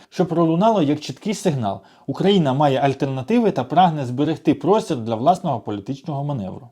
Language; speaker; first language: Ukrainian; non-native, local second language; Russian